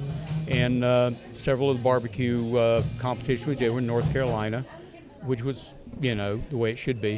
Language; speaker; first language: English; native; English